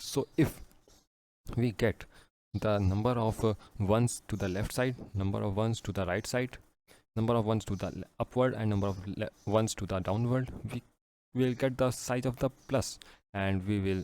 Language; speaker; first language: English; non-native, local second language; Hindi